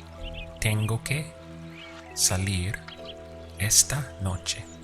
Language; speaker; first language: Spanish; non-native, fluent; English